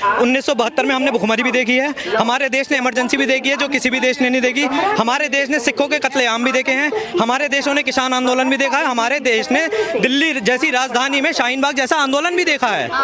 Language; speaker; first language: Hindi; native; Hindi